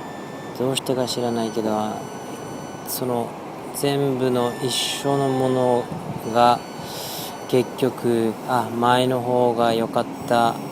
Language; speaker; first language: Japanese; non-native, fluent; French